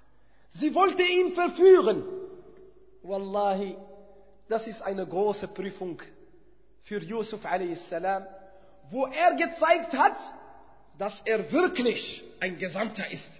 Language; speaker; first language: German; non-native, fluent; Arabic